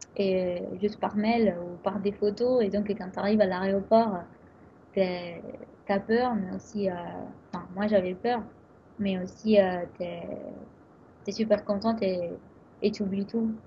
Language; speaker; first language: French; non-native, fluent; Italian